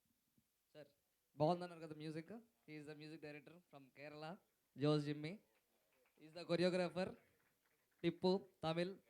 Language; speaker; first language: Telugu; native; Telugu